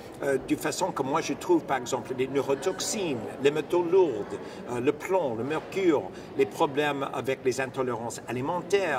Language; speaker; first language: French; non-native, fluent; English